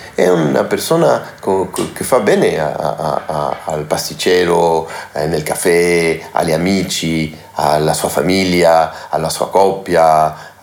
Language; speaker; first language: Italian; non-native, learner; Spanish